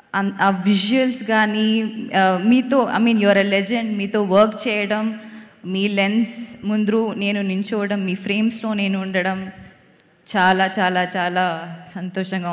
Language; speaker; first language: Telugu; non-native, learner; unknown